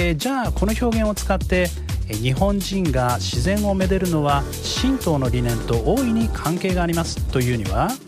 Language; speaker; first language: Japanese; native; Japanese